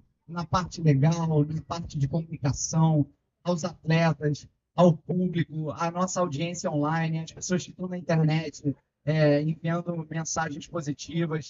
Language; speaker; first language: Portuguese; native; Portuguese